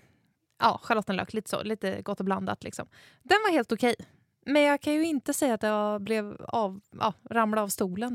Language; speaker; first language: Swedish; native; Swedish